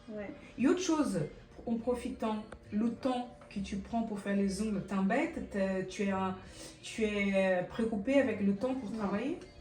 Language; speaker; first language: French; non-native, fluent; Portuguese